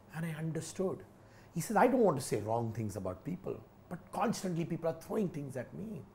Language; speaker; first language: Hindi; native; Hindi